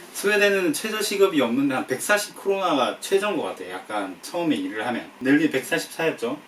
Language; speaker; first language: Korean; native; Korean